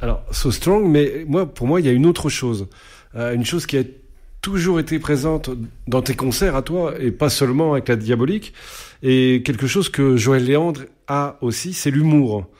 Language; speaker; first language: French; native; French